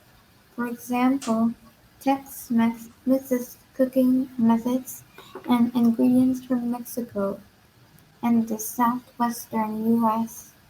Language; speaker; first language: English; non-native, learner; Vietnamese